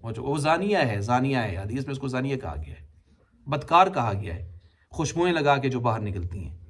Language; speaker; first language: Urdu; non-native, local second language; Punjabi